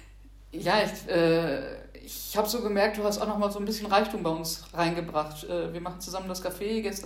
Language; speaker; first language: German; native; German